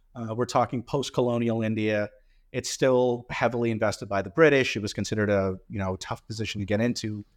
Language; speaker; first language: English; early bilingual, other home language; Hindi